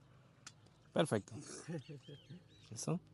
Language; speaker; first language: Spanish; native; Spanish